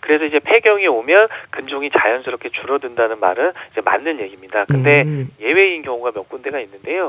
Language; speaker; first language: Korean; native; Korean